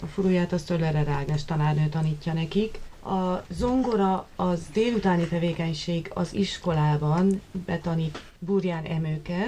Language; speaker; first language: Hungarian; native; Hungarian